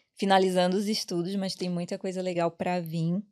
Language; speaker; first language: Portuguese; native; Portuguese